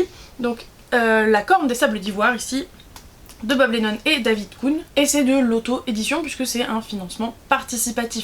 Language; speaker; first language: French; native; French